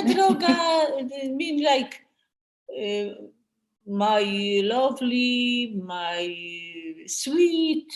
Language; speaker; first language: English; non-native, learner; Polish